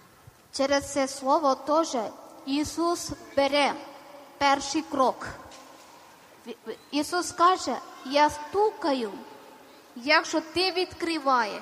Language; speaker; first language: Ukrainian; non-native, learner; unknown